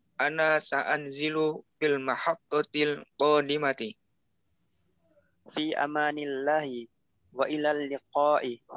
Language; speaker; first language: Arabic; non-native, learner; Indonesian